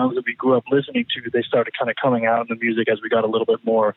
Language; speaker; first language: English; native; English